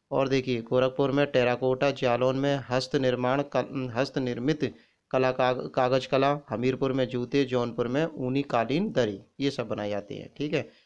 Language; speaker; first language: Hindi; native; Hindi